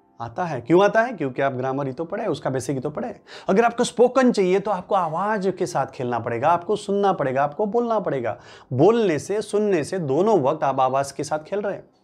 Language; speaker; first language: Hindi; non-native, local second language; Marathi